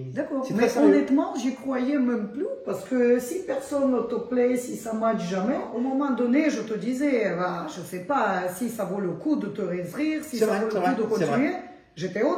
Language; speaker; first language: French; non-native, fluent; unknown